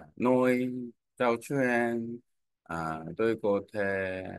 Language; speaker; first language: Vietnamese; non-native, learner; Korean